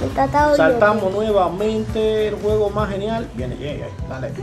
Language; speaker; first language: Spanish; native; Spanish